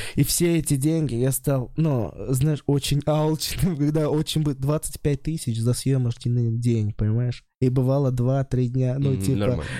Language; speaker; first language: Russian; native; Russian